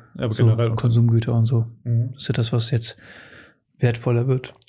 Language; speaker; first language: German; early bilingual, other home language; Portuguese